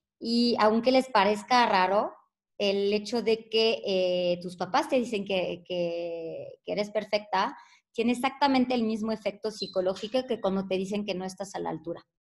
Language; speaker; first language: Spanish; non-native, fluent; French